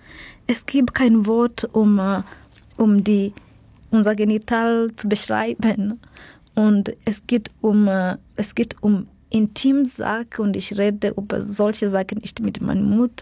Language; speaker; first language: German; non-native, fluent; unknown